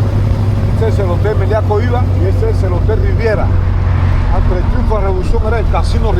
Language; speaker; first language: Spanish; native; Spanish